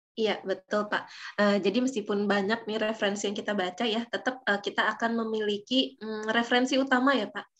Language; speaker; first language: Indonesian; native; Indonesian